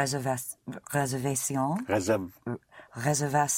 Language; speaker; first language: French; non-native, learner; English